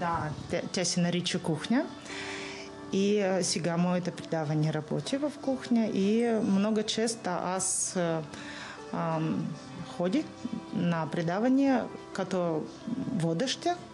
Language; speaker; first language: Bulgarian; non-native, learner; Russian